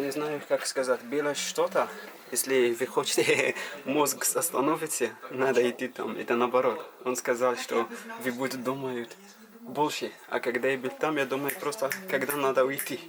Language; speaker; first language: Russian; non-native, learner; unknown